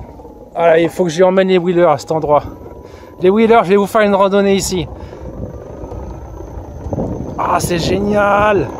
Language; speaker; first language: French; native; French